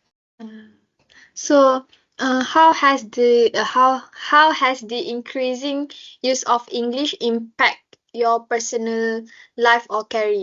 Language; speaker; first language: English; non-native, local second language; Malay